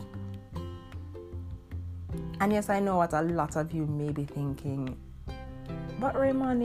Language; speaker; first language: English; non-native, local second language; Jamaican Creole English